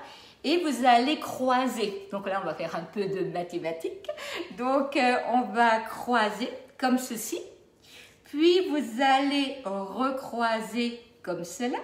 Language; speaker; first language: French; native; French